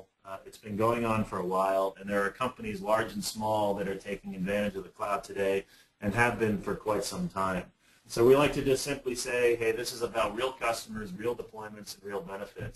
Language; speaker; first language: English; native; English